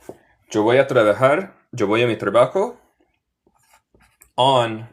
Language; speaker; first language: Spanish; non-native, fluent; English